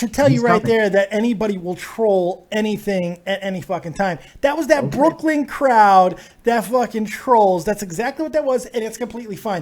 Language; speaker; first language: English; native; English